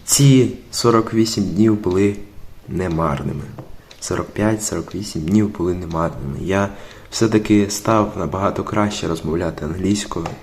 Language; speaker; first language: Ukrainian; native; Ukrainian